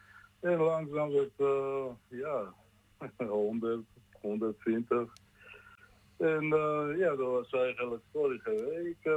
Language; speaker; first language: Dutch; non-native, learner; Georgian